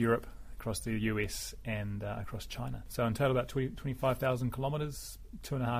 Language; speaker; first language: English; native; English